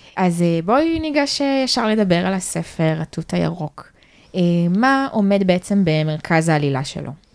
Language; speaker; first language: Hebrew; native; Hebrew